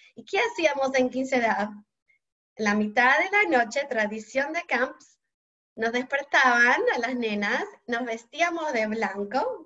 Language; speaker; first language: Spanish; non-native, fluent; English